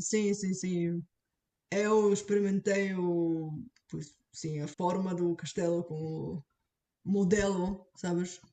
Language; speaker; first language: Portuguese; non-native, learner; Bulgarian